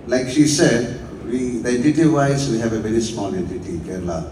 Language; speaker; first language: English; non-native, local second language; Malayalam